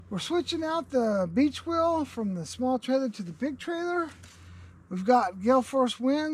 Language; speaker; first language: English; native; English